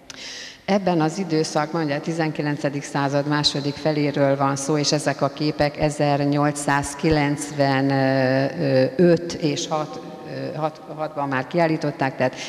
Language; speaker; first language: Hungarian; native; Hungarian